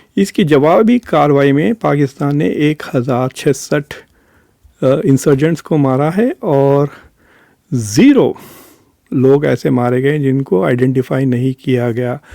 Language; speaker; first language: Urdu; native; Urdu